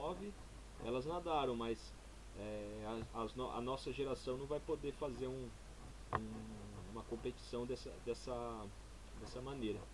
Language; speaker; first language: Portuguese; native; Portuguese